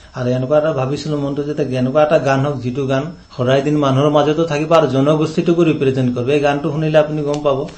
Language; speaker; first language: Assamese; non-native, local second language; Sadri